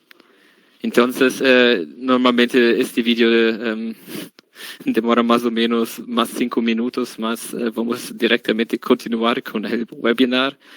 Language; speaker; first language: Spanish; non-native, learner; German